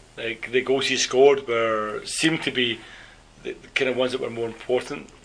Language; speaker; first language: English; native; English